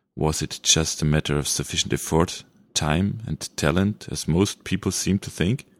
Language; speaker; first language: English; non-native, fluent; German